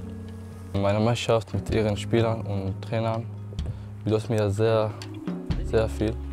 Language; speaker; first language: German; non-native, learner; Arabic